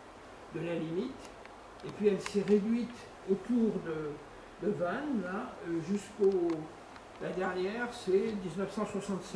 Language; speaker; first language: French; native; French